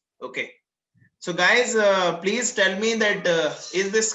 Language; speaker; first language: English; non-native, local second language; Gujarati